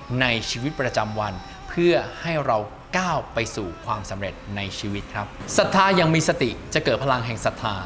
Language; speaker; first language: Thai; native; Thai